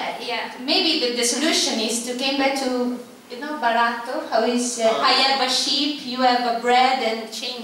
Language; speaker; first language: English; non-native, fluent; Italian